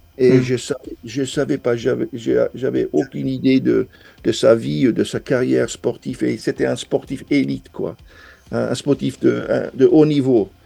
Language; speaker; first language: French; non-native, fluent; English